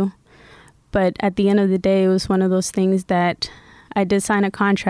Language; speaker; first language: English; early bilingual, other home language; Spanish